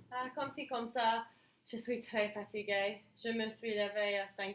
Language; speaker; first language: French; non-native, learner; English